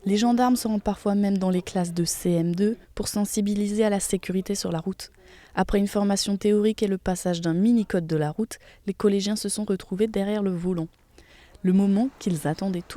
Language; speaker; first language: French; native; French